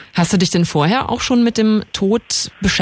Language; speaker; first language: German; native; German